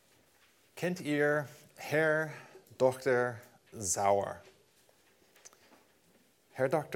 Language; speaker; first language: German; non-native, fluent; English